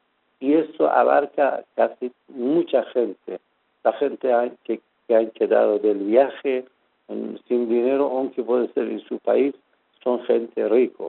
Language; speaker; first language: Spanish; non-native, fluent; Persian